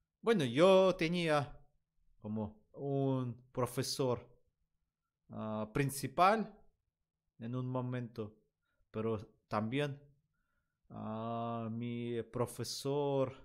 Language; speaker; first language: Spanish; non-native, learner; Russian